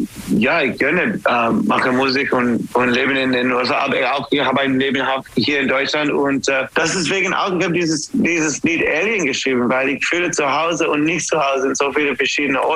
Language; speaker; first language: German; non-native, learner; English